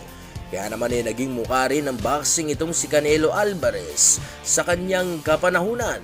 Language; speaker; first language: Filipino; non-native, local second language; Cebuano